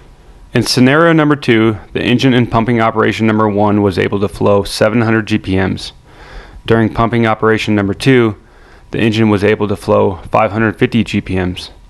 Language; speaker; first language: English; native; English